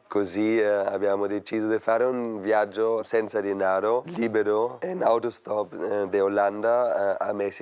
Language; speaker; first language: Italian; non-native, fluent; German